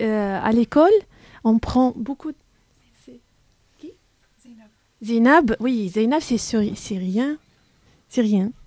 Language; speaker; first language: French; non-native, learner; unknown